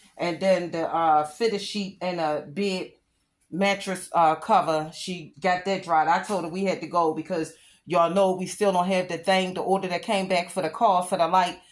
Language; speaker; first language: English; native; English